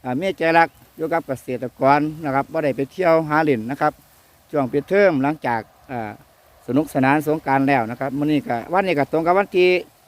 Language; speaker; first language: Thai; non-native, local second language; Northeastern Thai